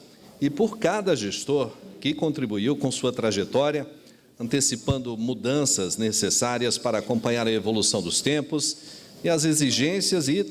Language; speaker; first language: Portuguese; native; Portuguese